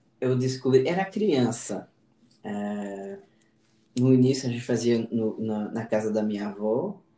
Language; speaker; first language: Portuguese; non-native, fluent; French